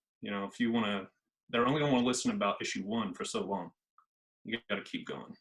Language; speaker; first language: English; native; English